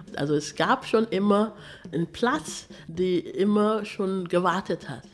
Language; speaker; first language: German; early bilingual, other home language; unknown